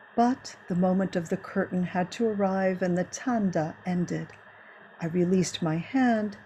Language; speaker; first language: English; early bilingual, other home language; Spanish